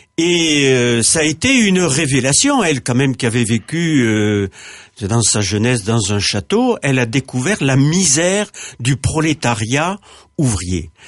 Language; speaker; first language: French; native; French